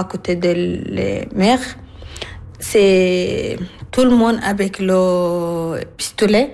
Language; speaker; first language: French; non-native, learner; Arabic